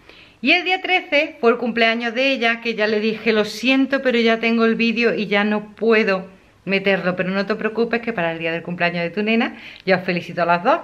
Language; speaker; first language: Spanish; native; Spanish